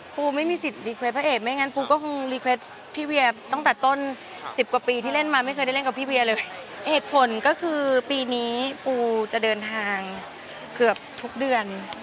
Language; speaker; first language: Thai; native; Thai